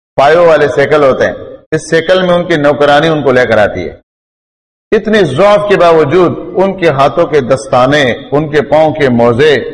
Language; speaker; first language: Urdu; non-native, local second language; Pashto